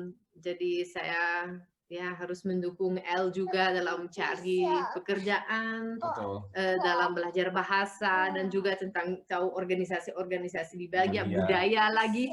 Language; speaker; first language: Indonesian; non-native, fluent; Dutch